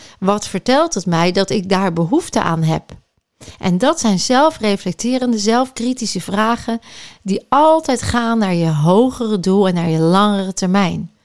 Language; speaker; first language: Dutch; native; Dutch